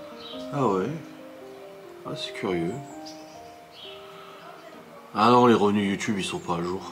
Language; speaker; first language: French; native; French